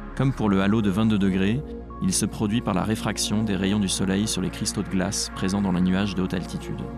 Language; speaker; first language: French; native; French